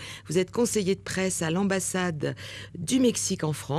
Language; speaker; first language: French; native; French